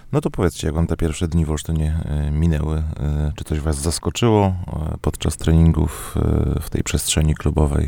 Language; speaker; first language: Polish; native; Polish